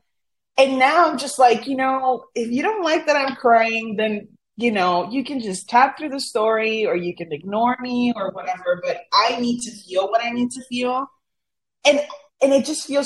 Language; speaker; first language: English; early bilingual, other home language; Spanish